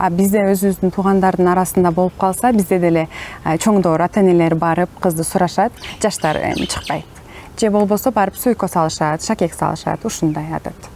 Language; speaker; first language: Kyrgyz; non-native, local second language; Turkish